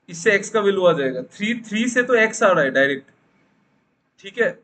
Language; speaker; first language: Hindi; non-native, local second language; Bangla